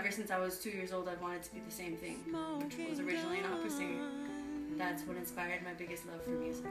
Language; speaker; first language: English; native; English